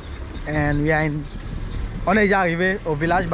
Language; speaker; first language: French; non-native, fluent; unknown